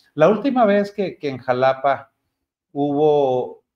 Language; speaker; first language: Spanish; native; Spanish